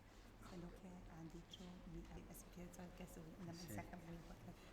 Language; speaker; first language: Spanish; non-native, learner; Hungarian